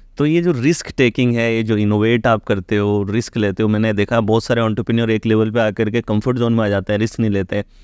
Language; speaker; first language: Hindi; native; Hindi